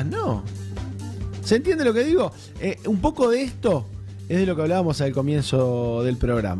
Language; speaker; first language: Spanish; native; Spanish